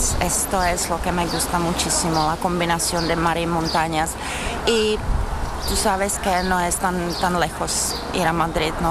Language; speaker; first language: Spanish; non-native, fluent; Czech